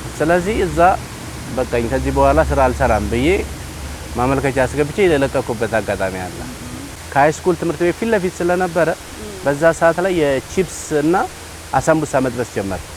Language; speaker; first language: Amharic; native; Amharic